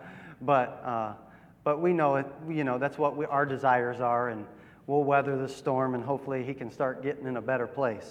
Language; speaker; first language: English; native; English